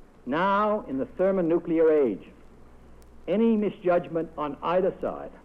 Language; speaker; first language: English; native; English